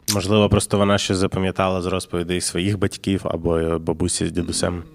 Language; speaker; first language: Ukrainian; native; Ukrainian